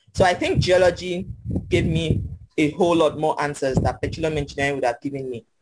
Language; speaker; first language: English; non-native, local second language; Yoruba